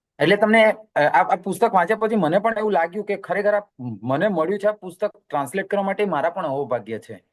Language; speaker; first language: Gujarati; native; Gujarati